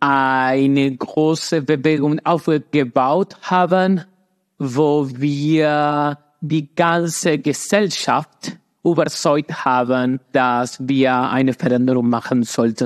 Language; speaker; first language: German; non-native, learner; Spanish